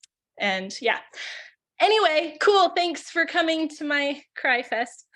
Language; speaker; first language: English; native; English